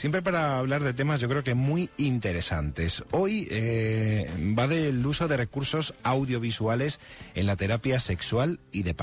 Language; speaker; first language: Spanish; native; Spanish